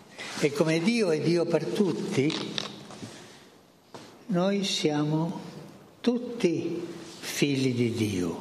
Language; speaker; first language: Italian; non-native, fluent; Spanish